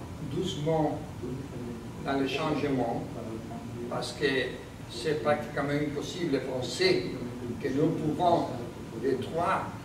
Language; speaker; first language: French; non-native, learner; Spanish